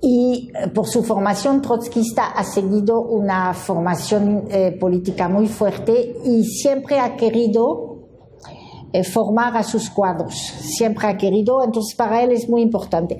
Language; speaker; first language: Spanish; non-native, fluent; French